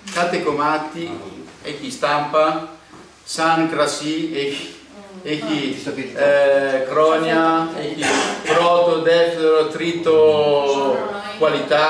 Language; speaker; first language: Greek; non-native, learner; Italian